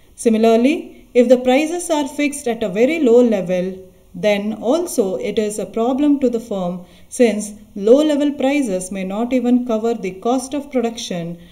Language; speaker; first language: English; non-native, local second language; Kannada